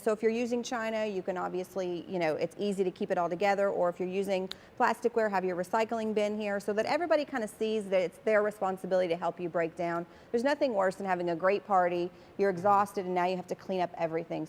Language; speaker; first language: English; native; English